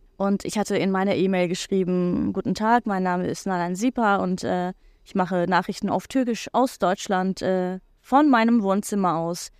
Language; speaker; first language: German; non-native, fluent; Turkish